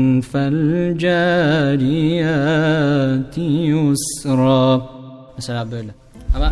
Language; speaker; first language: Turkish; non-native, learner; Albanian